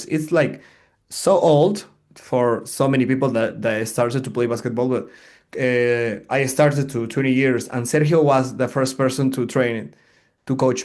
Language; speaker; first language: English; non-native, learner; Spanish